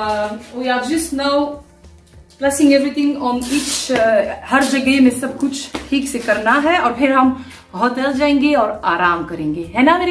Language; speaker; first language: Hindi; non-native, fluent; Arabic